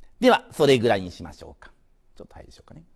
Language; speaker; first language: Japanese; native; Japanese